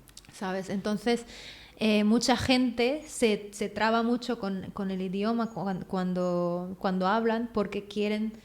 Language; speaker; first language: Spanish; non-native, fluent; Filipino